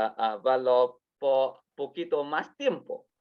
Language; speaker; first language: Spanish; non-native, learner; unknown